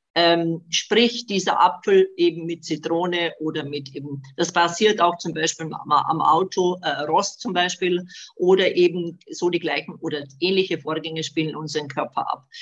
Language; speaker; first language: German; non-native, fluent; Bosnian